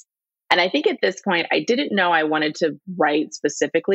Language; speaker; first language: English; native; English